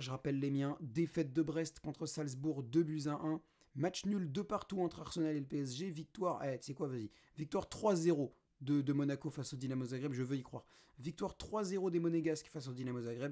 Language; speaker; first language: French; native; French